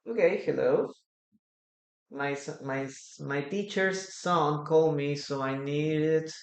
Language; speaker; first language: English; non-native, fluent; Spanish